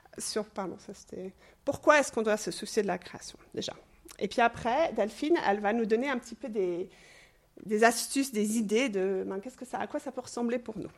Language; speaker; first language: French; non-native, fluent; English